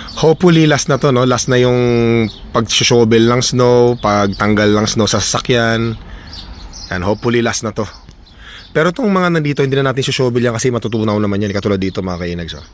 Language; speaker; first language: Filipino; non-native, local second language; Iloko